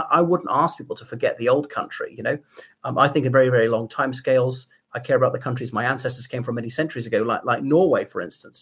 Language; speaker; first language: English; native; English